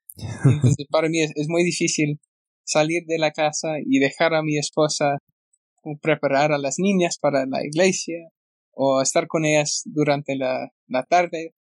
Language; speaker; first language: Spanish; non-native, fluent; English